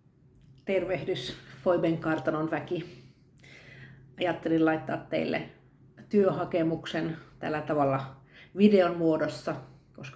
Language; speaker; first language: Finnish; native; Finnish